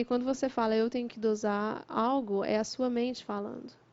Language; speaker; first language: Portuguese; native; Portuguese